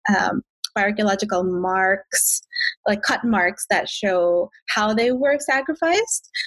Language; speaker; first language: English; non-native, fluent; Spanish